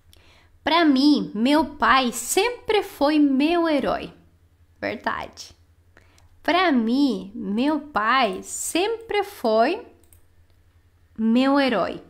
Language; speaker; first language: Portuguese; non-native, fluent; Spanish